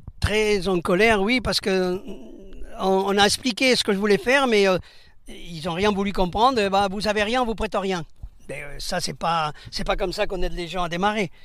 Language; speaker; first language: French; early bilingual, other home language; Spanish